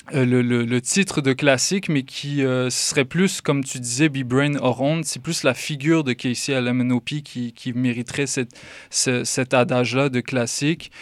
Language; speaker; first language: French; native; French